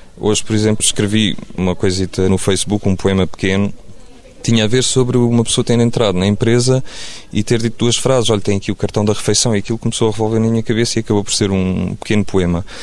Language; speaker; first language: Portuguese; early bilingual, other home language; French